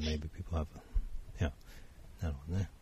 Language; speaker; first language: English; non-native, fluent; Japanese